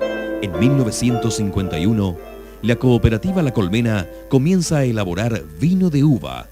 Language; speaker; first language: Spanish; native; Spanish